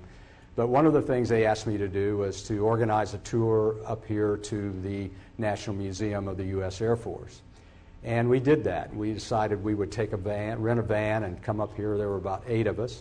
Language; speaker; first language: English; native; English